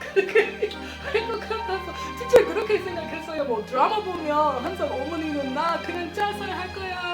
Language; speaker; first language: Korean; non-native, learner; English